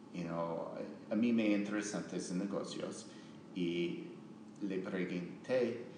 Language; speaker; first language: Spanish; non-native, learner; English